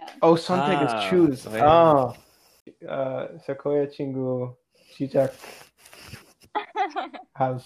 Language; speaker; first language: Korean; non-native, learner; English